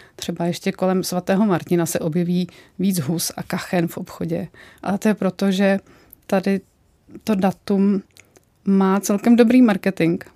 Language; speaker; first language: Czech; native; Czech